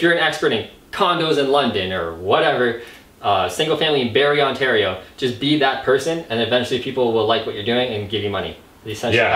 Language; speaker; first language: English; native; English